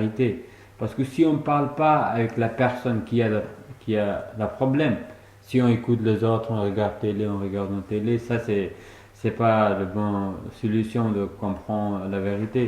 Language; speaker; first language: French; non-native, fluent; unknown